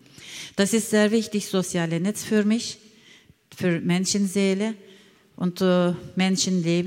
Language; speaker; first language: German; non-native, learner; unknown